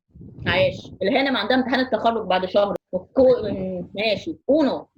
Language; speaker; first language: Arabic; native; Arabic